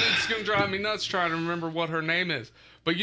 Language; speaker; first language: English; native; English